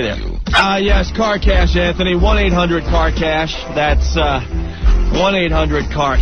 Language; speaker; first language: English; native; English